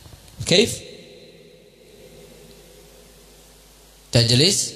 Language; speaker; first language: Arabic; non-native, fluent; Indonesian